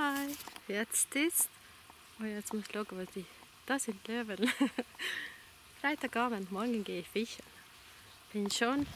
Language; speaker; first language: German; non-native, learner; Swedish